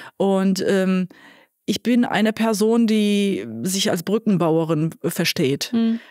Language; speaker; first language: German; non-native, fluent; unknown